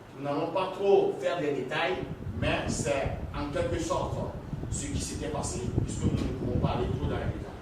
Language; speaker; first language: French; non-native, local second language; Ewe